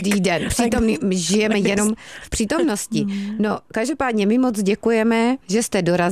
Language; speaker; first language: Czech; native; Czech